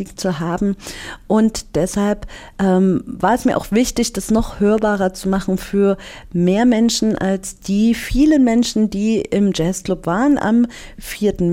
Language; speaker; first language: German; native; German